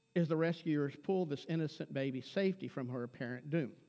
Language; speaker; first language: English; native; English